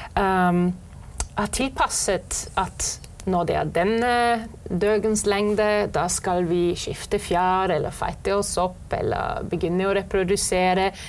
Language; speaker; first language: Norwegian; non-native, fluent; German